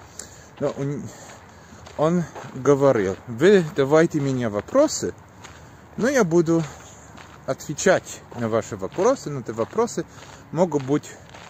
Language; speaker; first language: Russian; non-native, learner; Polish